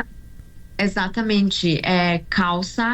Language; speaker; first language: Portuguese; non-native, learner; Persian